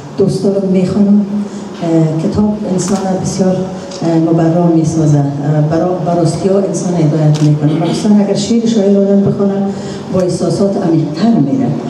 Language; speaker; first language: Persian; native; Persian